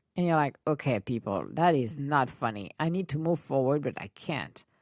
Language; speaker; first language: English; non-native, fluent; Italian